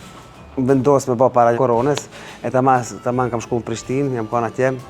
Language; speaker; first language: Albanian; early bilingual, heritage; Albanian